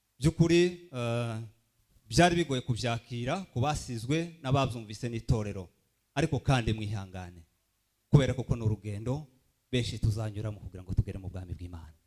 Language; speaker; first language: Kinyarwanda; early bilingual, heritage; Kinyarwanda